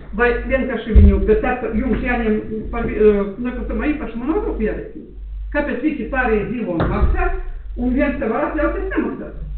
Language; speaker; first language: Latvian; native; Latvian